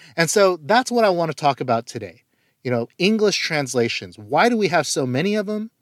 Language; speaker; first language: English; early bilingual, other home language; Korean